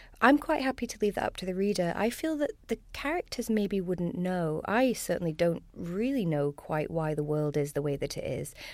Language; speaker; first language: English; native; English